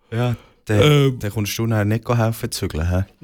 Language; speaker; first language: German; native; German